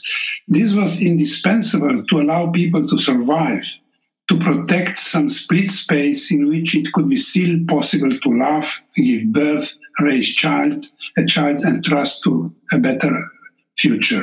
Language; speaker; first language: English; non-native, fluent; Slovenian